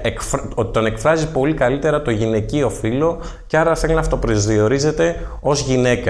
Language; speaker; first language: Greek; native; Greek